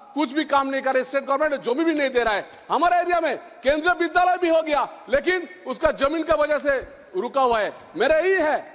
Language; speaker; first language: Hindi; non-native, local second language; Bangla